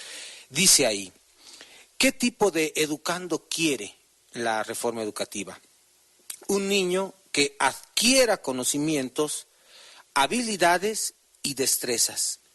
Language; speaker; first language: Spanish; native; Spanish